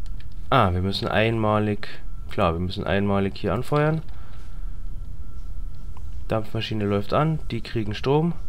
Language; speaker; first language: German; native; German